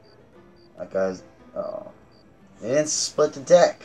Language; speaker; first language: English; native; English